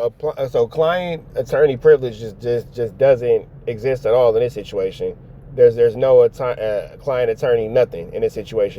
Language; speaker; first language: English; native; English